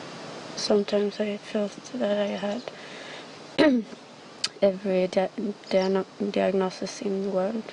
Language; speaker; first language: English; non-native, learner; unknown